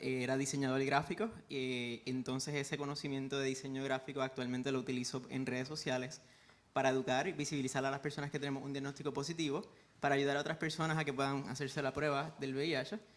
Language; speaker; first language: Spanish; native; Spanish